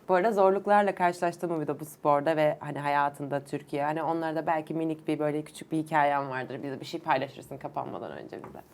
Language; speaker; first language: Turkish; native; Turkish